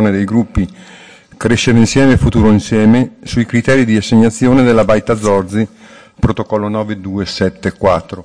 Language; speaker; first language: Italian; native; Italian